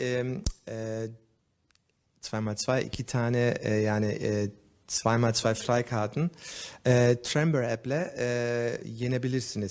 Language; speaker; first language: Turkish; early bilingual, heritage; Turkish